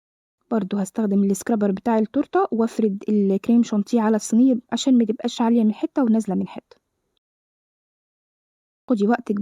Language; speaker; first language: Arabic; native; Arabic